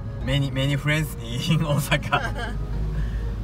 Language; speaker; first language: English; non-native, learner; Japanese